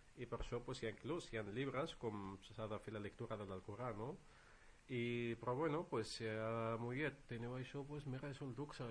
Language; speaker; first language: Catalan; non-native, fluent; Arabic